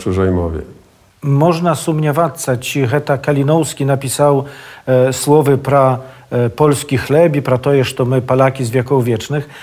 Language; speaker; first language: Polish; non-native, local second language; Belarusian